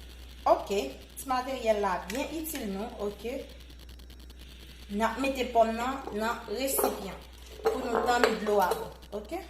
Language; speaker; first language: French; non-native, learner; Haitian Creole